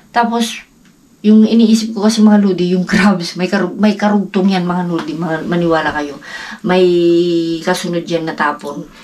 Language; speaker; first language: Filipino; non-native, local second language; Iloko